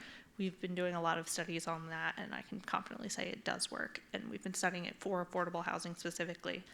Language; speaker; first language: English; native; English